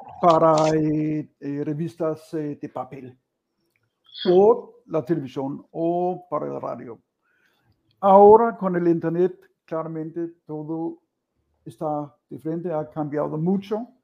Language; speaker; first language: Spanish; non-native, fluent; Danish